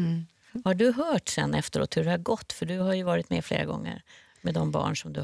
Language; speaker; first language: Swedish; native; Swedish